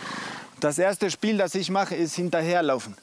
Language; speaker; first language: German; non-native, fluent; Spanish